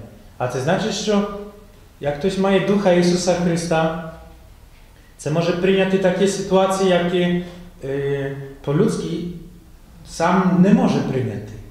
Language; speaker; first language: Ukrainian; non-native, fluent; Polish